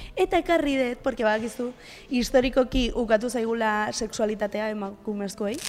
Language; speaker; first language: Basque; non-native, local second language; Spanish